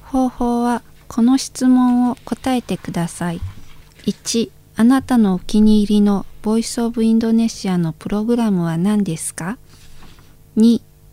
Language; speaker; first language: Japanese; non-native, fluent; Indonesian